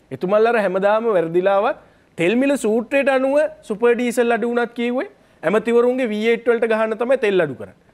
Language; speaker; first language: Sinhala; native; Sinhala